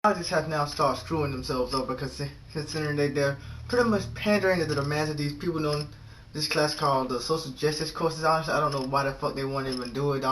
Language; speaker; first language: English; native; English